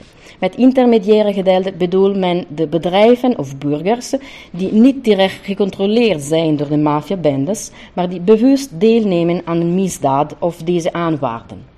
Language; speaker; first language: Dutch; non-native, fluent; Italian